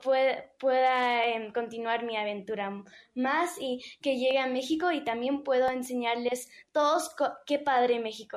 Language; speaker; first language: Spanish; early bilingual, heritage; English